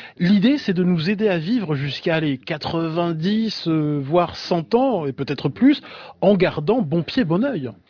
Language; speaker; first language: French; native; French